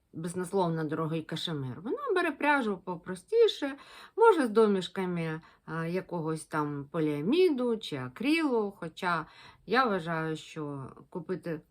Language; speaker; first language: Ukrainian; non-native, local second language; Russian